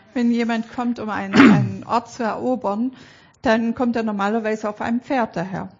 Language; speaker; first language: German; native; German